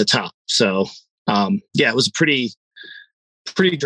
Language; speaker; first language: English; native; English